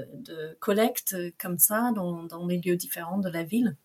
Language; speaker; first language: French; non-native, fluent; English